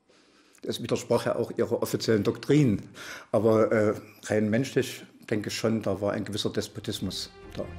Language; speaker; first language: German; native; German